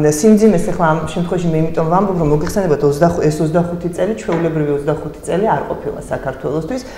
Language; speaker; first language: Georgian; native; Georgian